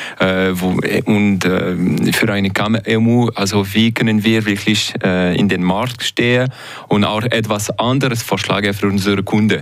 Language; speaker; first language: German; non-native, local second language; Italian